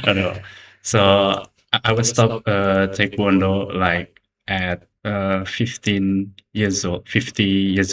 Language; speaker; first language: English; non-native, learner; Indonesian